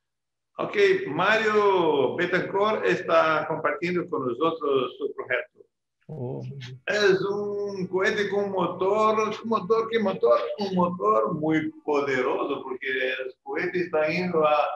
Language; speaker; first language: Portuguese; non-native, learner; Spanish